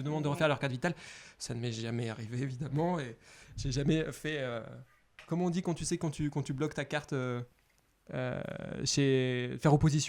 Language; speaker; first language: French; native; French